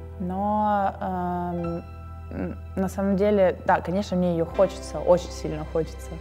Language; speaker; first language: Russian; native; Russian